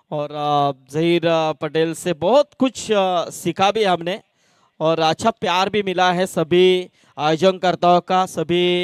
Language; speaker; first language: Hindi; non-native, local second language; Marathi